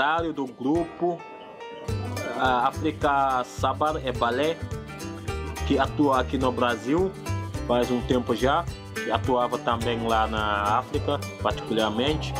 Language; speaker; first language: Portuguese; non-native, fluent; Wolof